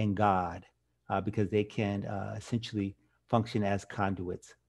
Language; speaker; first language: English; native; English